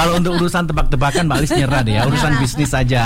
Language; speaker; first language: Indonesian; native; Indonesian